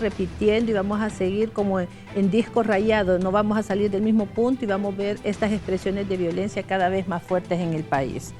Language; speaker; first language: Spanish; native; Spanish